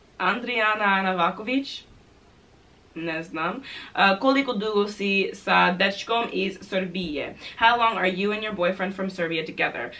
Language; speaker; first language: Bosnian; non-native, learner; English